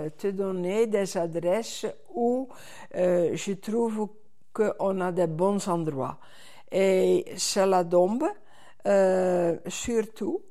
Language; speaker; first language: French; non-native, fluent; Dutch